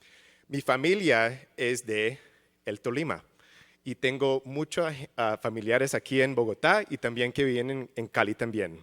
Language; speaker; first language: Spanish; early bilingual, heritage; English